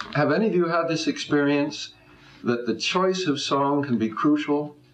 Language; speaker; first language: English; native; English